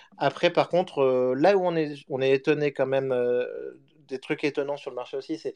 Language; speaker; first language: French; native; French